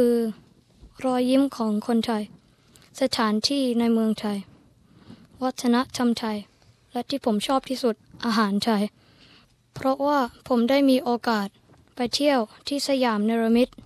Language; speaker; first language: Thai; early bilingual, heritage; Thai